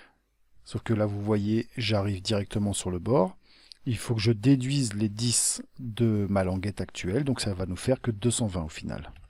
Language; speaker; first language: French; native; French